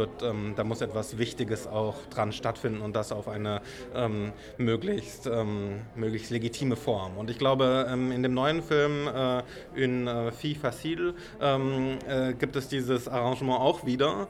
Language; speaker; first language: German; native; German